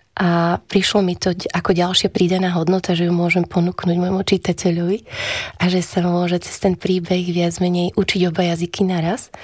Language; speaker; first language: Slovak; native; Slovak